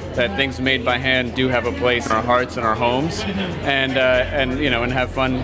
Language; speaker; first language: English; native; English